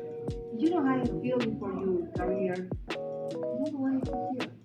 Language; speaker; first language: English; non-native, learner; Spanish